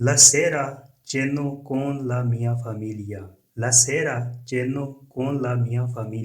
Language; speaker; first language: Italian; non-native, fluent; Urdu